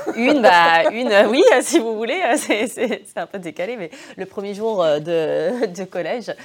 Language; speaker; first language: French; early bilingual, other home language; English